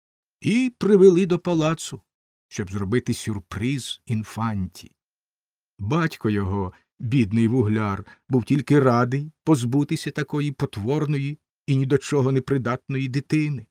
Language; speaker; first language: Ukrainian; native; Ukrainian